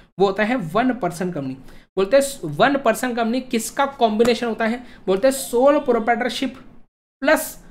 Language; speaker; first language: Hindi; native; Hindi